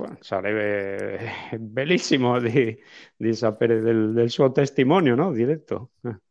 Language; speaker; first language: Italian; non-native, fluent; Spanish